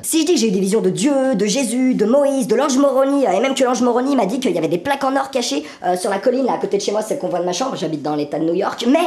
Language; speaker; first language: French; native; French